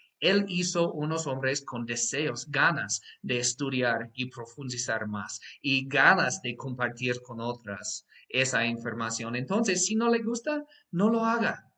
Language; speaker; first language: Spanish; non-native, fluent; English